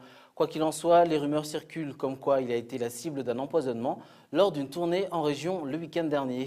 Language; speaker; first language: French; non-native, local second language; Malagasy